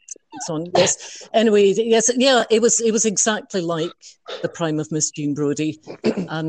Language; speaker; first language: English; native; English